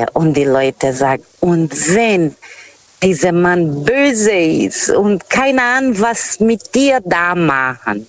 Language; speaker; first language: German; non-native, learner; Portuguese